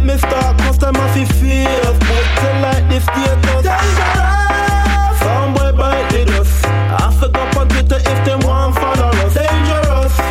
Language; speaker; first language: English; non-native, fluent; Portuguese